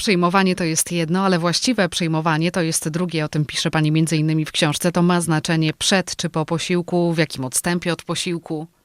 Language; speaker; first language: Polish; native; Polish